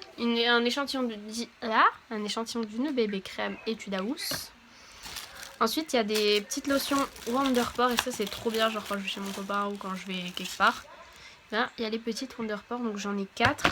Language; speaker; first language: French; native; French